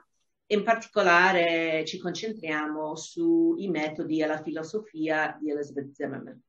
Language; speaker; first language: Italian; non-native, fluent; English